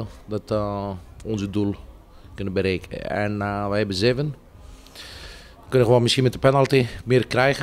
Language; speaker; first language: Dutch; non-native, fluent; Greek